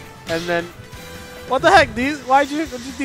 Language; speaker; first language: English; native; English